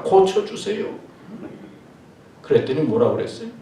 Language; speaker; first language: Korean; native; Korean